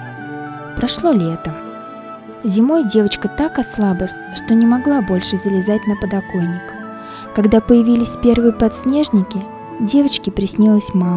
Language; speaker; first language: Russian; native; Russian